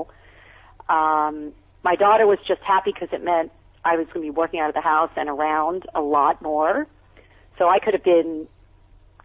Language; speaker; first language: English; native; English